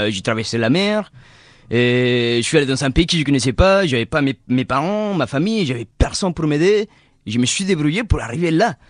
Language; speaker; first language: French; non-native, fluent; Spanish